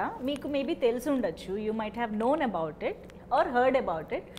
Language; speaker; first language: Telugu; native; Telugu